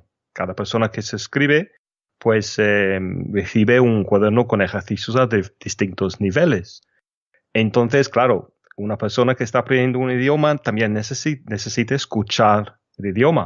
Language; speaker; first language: Spanish; non-native, fluent; English